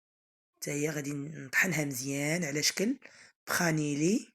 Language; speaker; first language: Arabic; native; Arabic